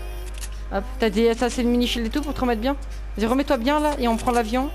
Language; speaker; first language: French; native; French